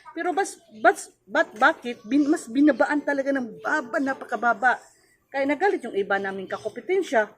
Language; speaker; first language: Filipino; non-native, local second language; Cebuano